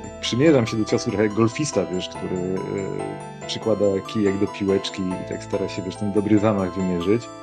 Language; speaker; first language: Polish; native; Polish